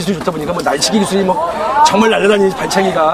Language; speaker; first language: Korean; native; Korean